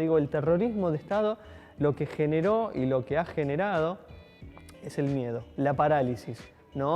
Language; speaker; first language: Spanish; native; Spanish